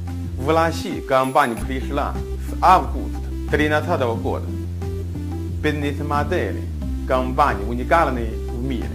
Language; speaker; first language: Russian; non-native, learner; Chinese